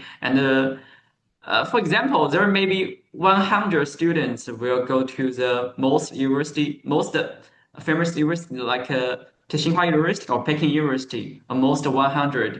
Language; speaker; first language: English; non-native, learner; Chinese